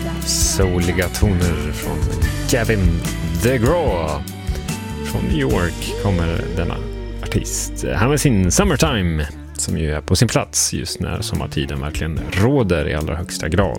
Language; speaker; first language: Swedish; native; Swedish